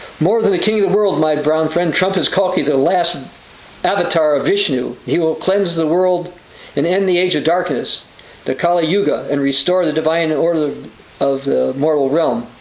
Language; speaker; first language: English; native; English